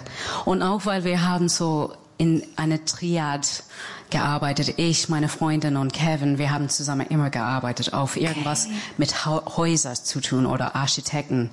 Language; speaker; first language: German; non-native, fluent; English